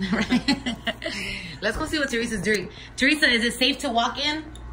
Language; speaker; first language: English; early bilingual, other home language; Spanish